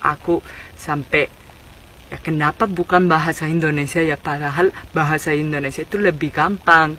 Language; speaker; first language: Indonesian; non-native, fluent; Spanish